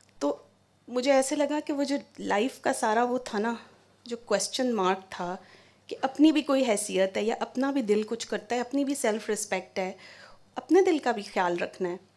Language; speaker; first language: Urdu; native; Urdu